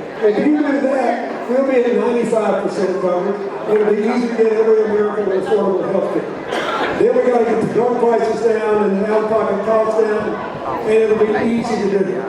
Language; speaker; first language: English; native; English